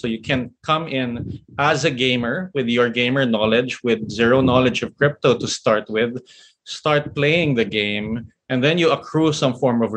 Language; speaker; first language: English; non-native, local second language; Filipino